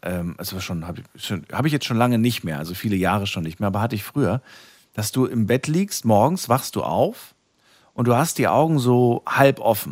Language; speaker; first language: German; native; German